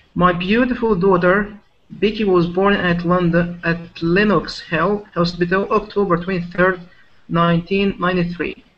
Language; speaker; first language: English; non-native, local second language; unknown